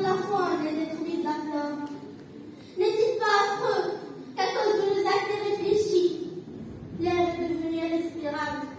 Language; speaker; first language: French; non-native, local second language; Arabic